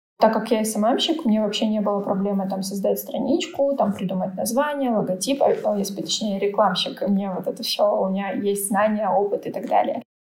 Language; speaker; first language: Russian; native; Russian